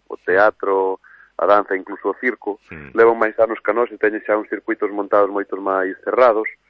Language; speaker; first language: Galician; non-native, local second language; Spanish